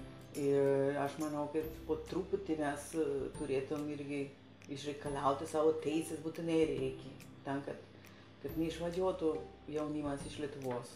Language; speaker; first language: Lithuanian; non-native, fluent; Spanish